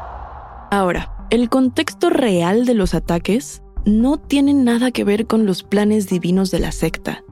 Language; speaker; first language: Spanish; native; Spanish